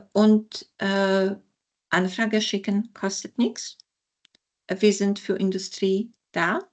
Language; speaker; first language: German; non-native, fluent; Polish